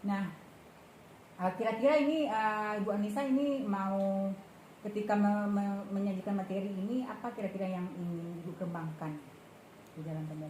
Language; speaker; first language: Indonesian; native; Indonesian